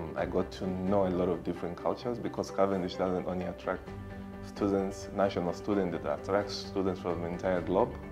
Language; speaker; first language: English; non-native, fluent; Portuguese